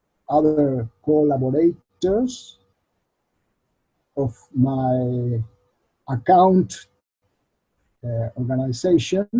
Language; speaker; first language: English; non-native, learner; Spanish